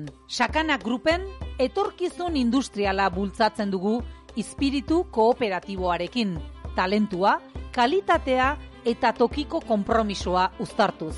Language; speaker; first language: Basque; native; Basque